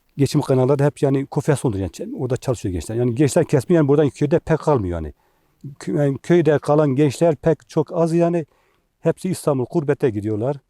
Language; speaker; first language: Turkish; native; Turkish